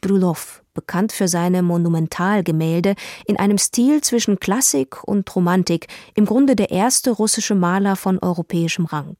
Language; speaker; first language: German; native; German